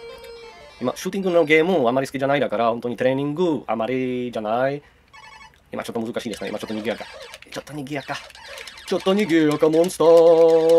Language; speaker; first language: Japanese; non-native, learner; Czech